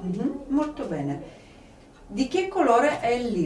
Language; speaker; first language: Italian; non-native, fluent; Polish